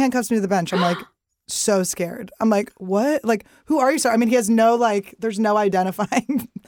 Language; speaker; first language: English; native; English